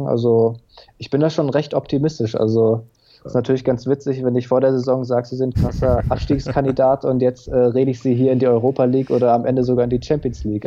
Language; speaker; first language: German; native; German